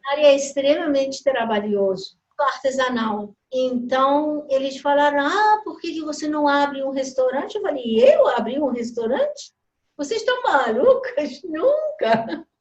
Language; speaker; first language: Portuguese; non-native, fluent; Persian